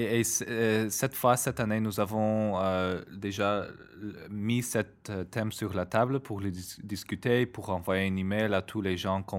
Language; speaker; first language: French; non-native, fluent; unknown